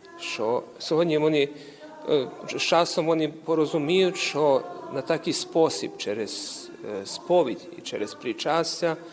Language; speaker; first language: Ukrainian; early bilingual, heritage; Ukrainian